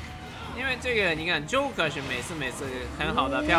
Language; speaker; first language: Chinese; non-native, fluent; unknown